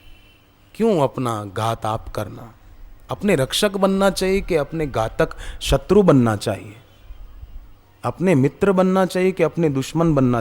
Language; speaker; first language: Hindi; native; Hindi